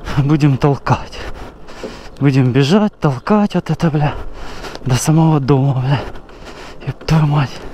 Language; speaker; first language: Russian; native; Russian